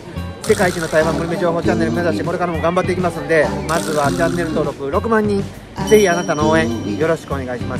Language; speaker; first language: Japanese; native; Japanese